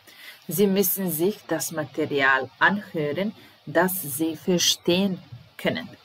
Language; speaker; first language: German; non-native, fluent; Serbian